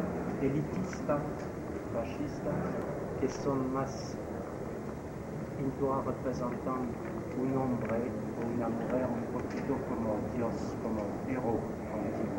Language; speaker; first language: Spanish; non-native, learner; French